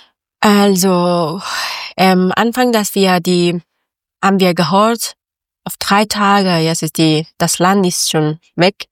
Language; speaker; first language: German; non-native, learner; Persian